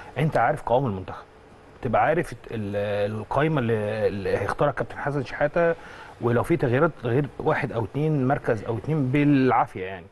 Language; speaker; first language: Egyptian Arabic; native; Egyptian Arabic